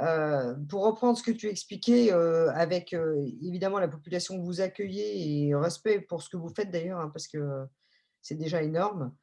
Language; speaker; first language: French; native; French